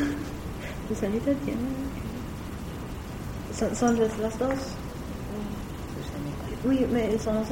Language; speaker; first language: Spanish; non-native, learner; German